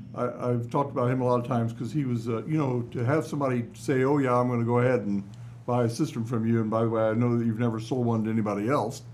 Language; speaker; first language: English; native; English